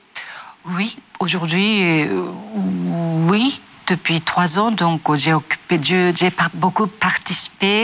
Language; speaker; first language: French; non-native, learner; Japanese